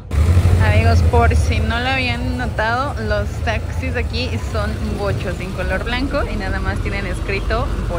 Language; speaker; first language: Spanish; native; Spanish